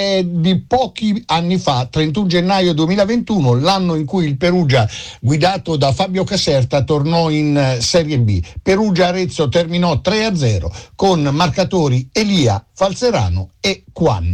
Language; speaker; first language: Italian; native; Italian